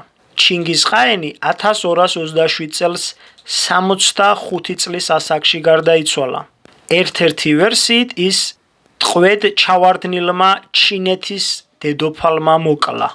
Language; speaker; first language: Georgian; native; Georgian